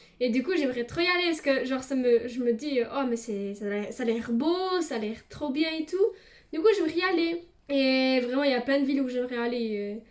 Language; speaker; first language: French; early bilingual, other home language; Portuguese